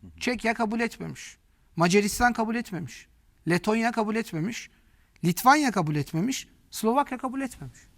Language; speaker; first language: Turkish; native; Turkish